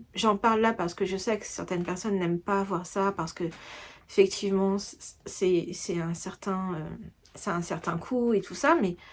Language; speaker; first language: French; native; French